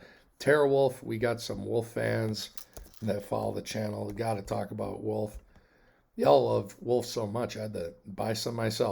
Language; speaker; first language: English; native; English